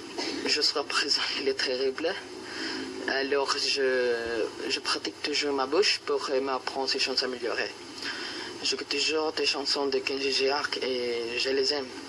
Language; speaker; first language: French; non-native, learner; Filipino